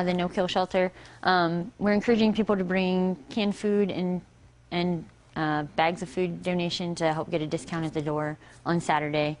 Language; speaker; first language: English; native; English